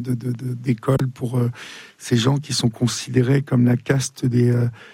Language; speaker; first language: French; native; French